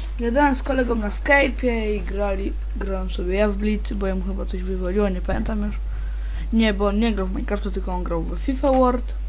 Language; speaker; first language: Polish; native; Polish